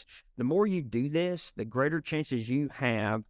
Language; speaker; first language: English; native; English